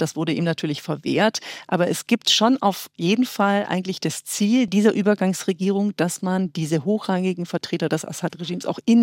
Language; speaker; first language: German; native; German